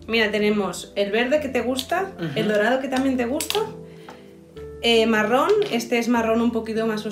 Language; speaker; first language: Spanish; native; Spanish